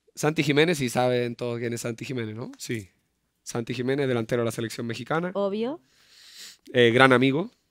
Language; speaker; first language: Spanish; native; Spanish